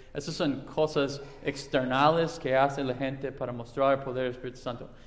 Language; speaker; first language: Spanish; non-native, fluent; English